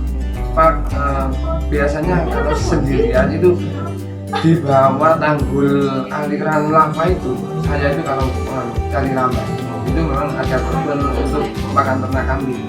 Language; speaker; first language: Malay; non-native, local second language; Javanese